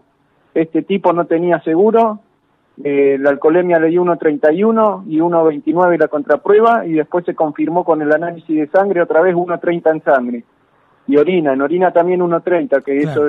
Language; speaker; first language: Spanish; native; Spanish